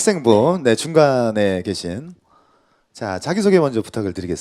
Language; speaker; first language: Korean; native; Korean